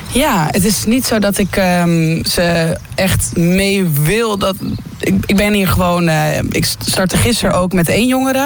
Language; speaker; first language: Dutch; native; Dutch